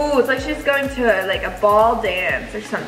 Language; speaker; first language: English; native; English